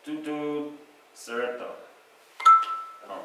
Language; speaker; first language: Portuguese; non-native, learner; English